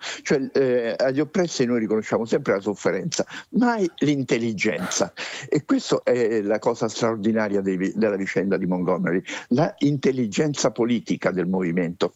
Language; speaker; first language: Italian; native; Italian